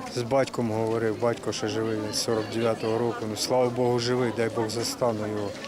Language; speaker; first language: Ukrainian; native; Ukrainian